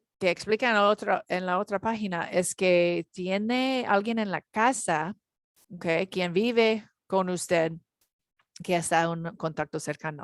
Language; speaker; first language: Spanish; non-native, learner; English